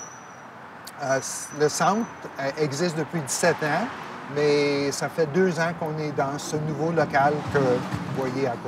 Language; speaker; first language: French; native; French